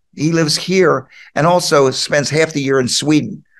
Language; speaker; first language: English; native; English